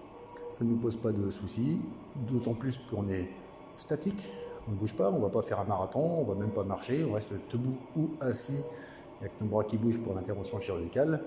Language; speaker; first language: French; native; French